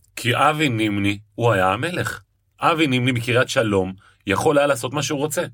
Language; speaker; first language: Hebrew; native; Hebrew